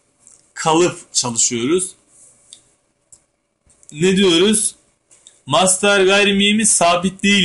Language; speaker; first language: Turkish; native; Turkish